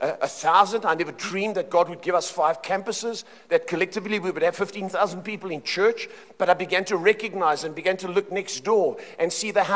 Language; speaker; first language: English; native; English